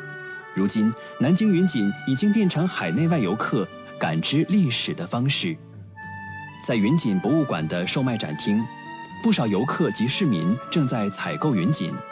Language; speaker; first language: Chinese; native; Chinese